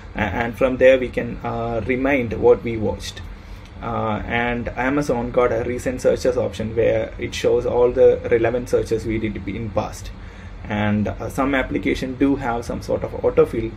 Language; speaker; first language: English; non-native, local second language; Malayalam